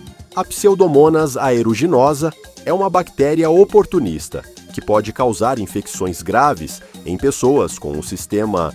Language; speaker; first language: Portuguese; native; Portuguese